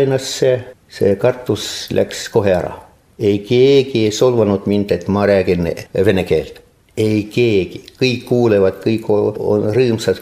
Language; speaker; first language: Estonian; non-native, local second language; Russian